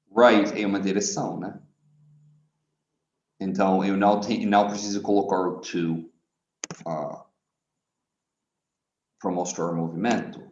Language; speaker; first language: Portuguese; non-native, fluent; English